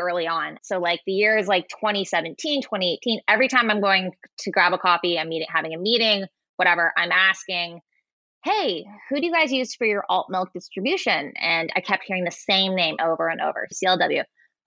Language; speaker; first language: English; native; English